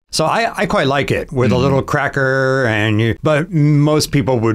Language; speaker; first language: English; native; English